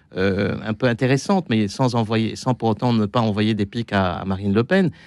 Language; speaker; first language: French; non-native, local second language; Arabic